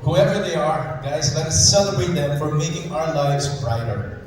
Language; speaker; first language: English; non-native, local second language; Filipino